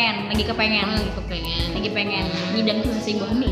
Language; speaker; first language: Malay; native; Malay